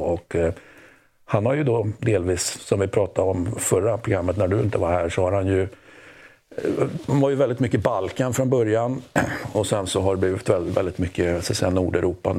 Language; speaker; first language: Swedish; native; Swedish